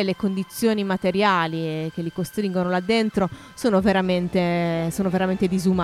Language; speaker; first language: Italian; native; Italian